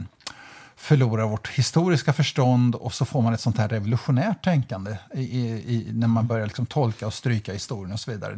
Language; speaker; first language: Swedish; native; Swedish